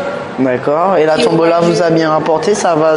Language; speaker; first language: French; native; French